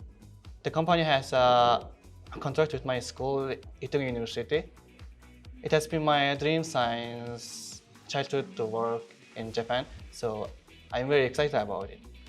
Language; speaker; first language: English; non-native, learner; Mongolian